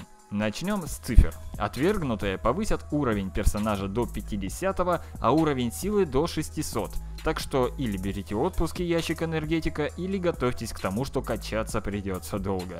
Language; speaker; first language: Russian; native; Russian